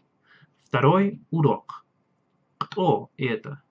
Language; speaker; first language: Russian; non-native, learner; English